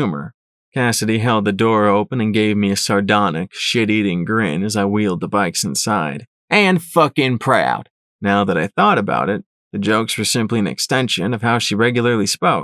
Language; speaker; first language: English; native; English